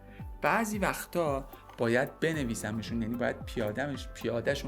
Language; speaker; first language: Persian; native; Persian